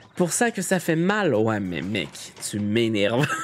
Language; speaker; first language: French; native; French